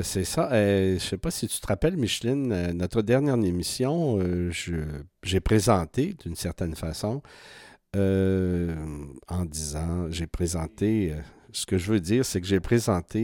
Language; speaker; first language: French; native; French